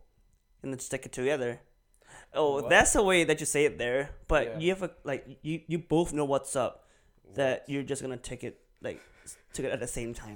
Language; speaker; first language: English; non-native, local second language; Cantonese